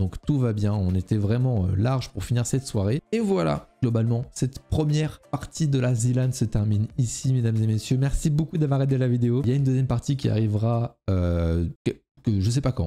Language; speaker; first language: French; native; French